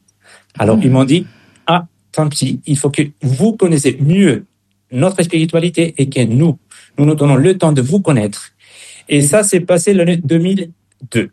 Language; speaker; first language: French; non-native, fluent; Spanish